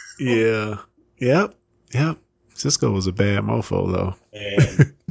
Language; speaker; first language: English; native; English